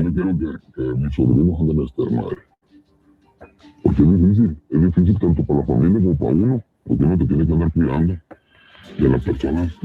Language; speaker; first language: Spanish; native; Spanish